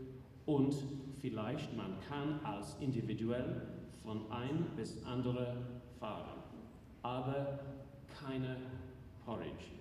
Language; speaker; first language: German; non-native, learner; English